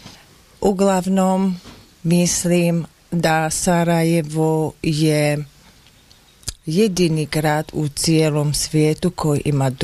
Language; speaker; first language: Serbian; non-native, learner; Slovak